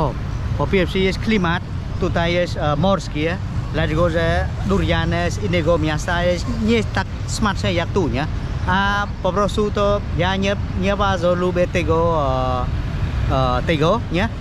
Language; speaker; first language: Polish; non-native, learner; Khmer